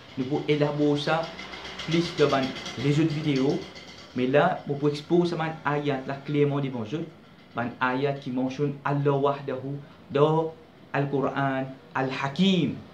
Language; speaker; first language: French; non-native, local second language; Morisyen